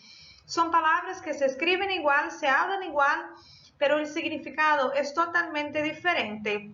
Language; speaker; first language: Spanish; non-native, fluent; Portuguese